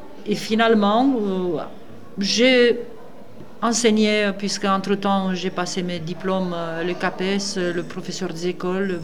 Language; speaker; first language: French; non-native, fluent; Romanian